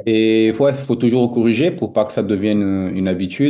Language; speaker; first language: French; non-native, fluent; Portuguese